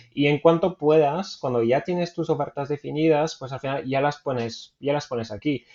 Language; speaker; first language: Spanish; non-native, fluent; French